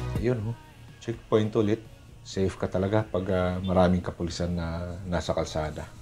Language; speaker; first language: Filipino; non-native, local second language; Cebuano